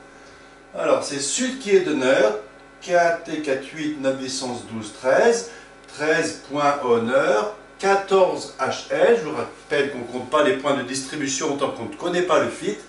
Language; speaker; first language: French; native; French